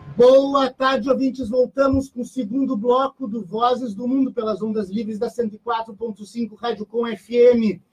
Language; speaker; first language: Portuguese; native; Portuguese